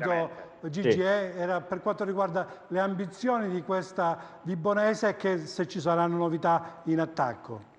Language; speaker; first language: Italian; native; Italian